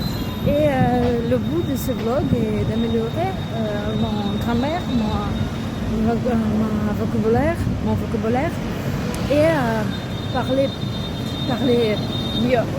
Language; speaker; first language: French; non-native, learner; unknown